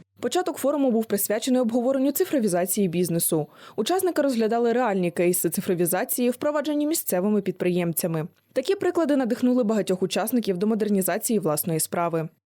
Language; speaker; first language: Ukrainian; native; Ukrainian